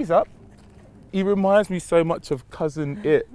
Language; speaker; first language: English; native; English